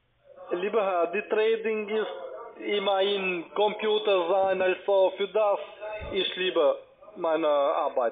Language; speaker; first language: German; non-native, learner; Albanian